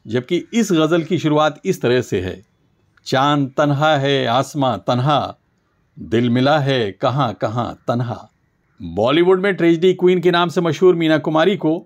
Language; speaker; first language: Urdu; native; Urdu